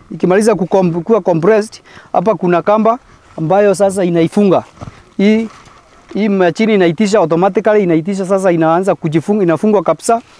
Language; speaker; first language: Swahili; non-native, local second language; Meru